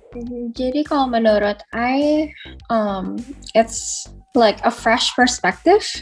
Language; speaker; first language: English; non-native, fluent; Indonesian